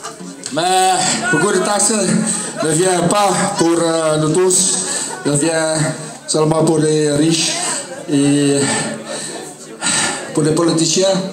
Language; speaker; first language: French; non-native, local second language; Dutch